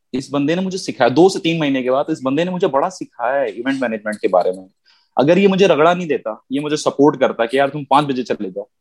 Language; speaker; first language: Urdu; native; Urdu